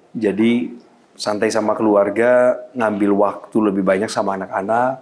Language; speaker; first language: Indonesian; native; Indonesian